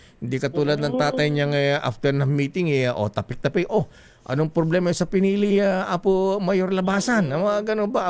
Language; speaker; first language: Filipino; non-native, local second language; Iloko